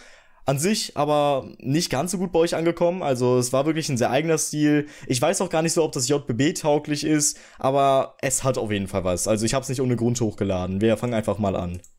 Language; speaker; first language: German; native; German